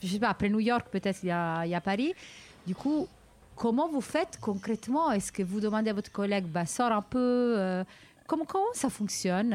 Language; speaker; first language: French; native; French